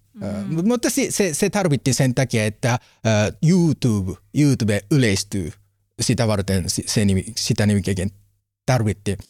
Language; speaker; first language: Finnish; non-native, learner; Japanese